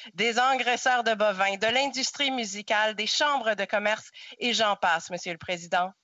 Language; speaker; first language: French; non-native, local second language; English